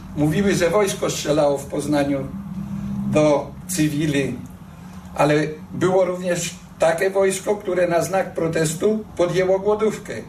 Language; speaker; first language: Polish; native; Polish